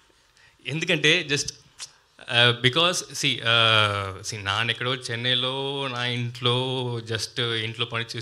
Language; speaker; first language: Telugu; non-native, learner; Tamil